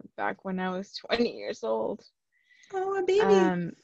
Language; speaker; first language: English; early bilingual, other home language; Spanish